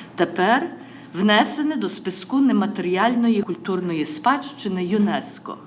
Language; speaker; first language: Ukrainian; early bilingual, other home language; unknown